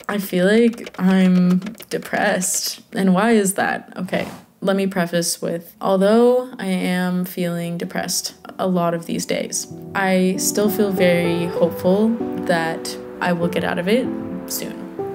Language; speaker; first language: English; native; English